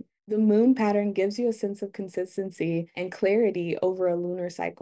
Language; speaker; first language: English; native; English